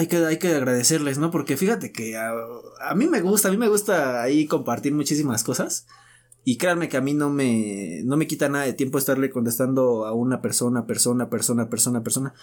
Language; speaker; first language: Spanish; native; Spanish